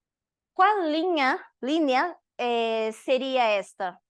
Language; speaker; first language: Spanish; non-native, learner; Portuguese